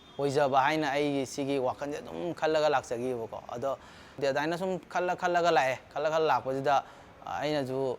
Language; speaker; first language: Manipuri; native; Manipuri